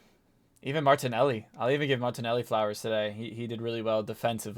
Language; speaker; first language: English; native; English